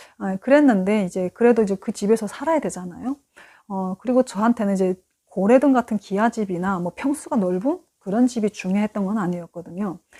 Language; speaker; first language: Korean; native; Korean